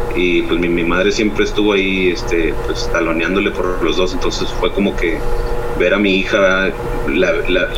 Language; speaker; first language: Spanish; native; Spanish